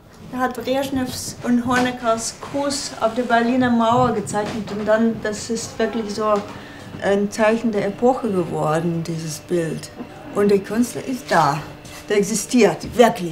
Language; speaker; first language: German; non-native, fluent; Russian